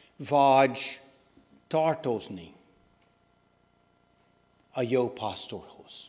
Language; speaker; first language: Hungarian; non-native, learner; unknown